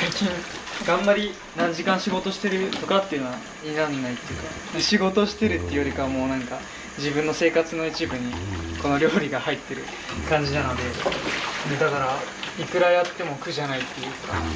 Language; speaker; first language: Japanese; native; Japanese